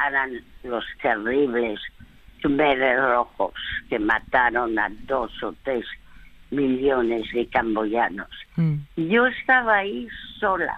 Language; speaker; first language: Spanish; early bilingual, other home language; French